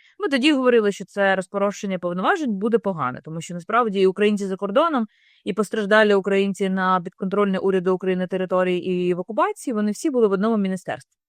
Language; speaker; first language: Ukrainian; native; Ukrainian